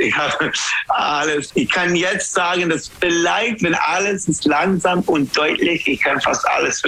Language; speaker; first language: German; non-native, learner; English